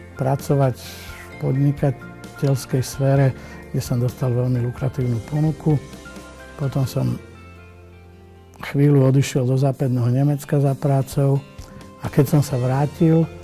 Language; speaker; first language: Slovak; non-native, local second language; Croatian